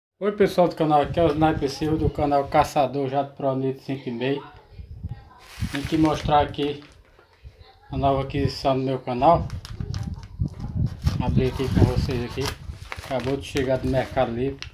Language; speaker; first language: Portuguese; native; Portuguese